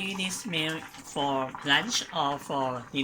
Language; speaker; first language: English; non-native, learner; Thai